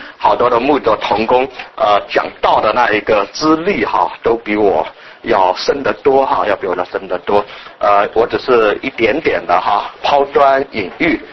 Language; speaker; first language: Chinese; native; Chinese